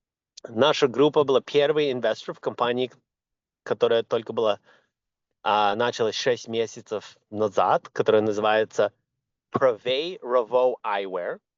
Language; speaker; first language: Russian; early bilingual, other home language; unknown